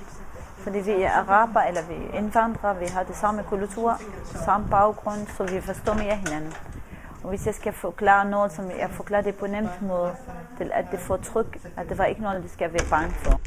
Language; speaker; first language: Danish; non-native, fluent; Arabic